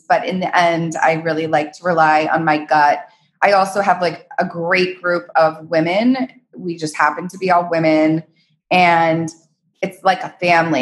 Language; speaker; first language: English; native; English